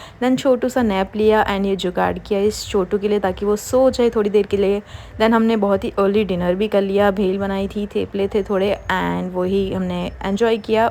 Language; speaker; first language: Hindi; non-native, local second language; Gujarati